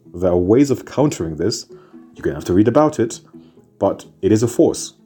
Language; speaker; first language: English; native; English